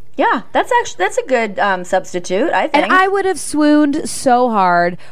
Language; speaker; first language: English; native; English